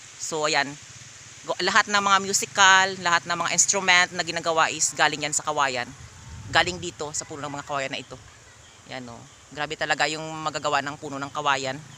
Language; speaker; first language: Filipino; non-native, local second language; Hiligaynon